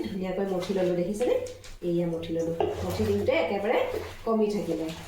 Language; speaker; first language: Assamese; non-native, local second language; Manipuri